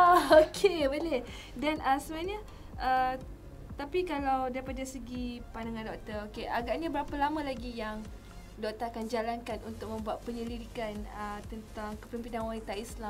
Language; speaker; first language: Malay; native; Malay